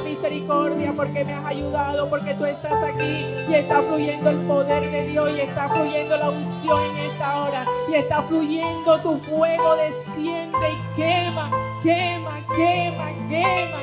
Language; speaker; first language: Spanish; native; Spanish